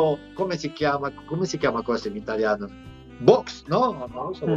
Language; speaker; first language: Italian; non-native, fluent; French